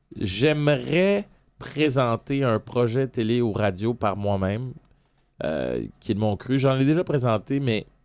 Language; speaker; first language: French; native; French